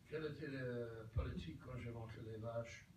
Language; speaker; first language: French; non-native, fluent; English